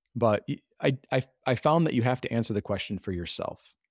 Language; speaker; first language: English; native; English